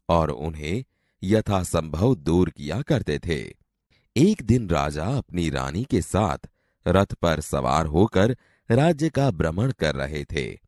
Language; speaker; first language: Hindi; non-native, local second language; Gujarati